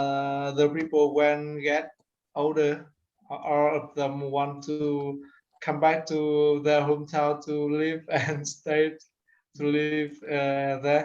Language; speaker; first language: English; non-native, learner; Vietnamese